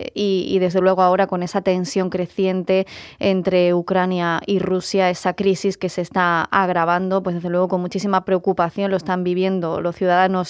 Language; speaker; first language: Spanish; native; Spanish